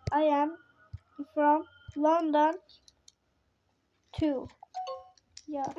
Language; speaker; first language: English; non-native, learner; Turkish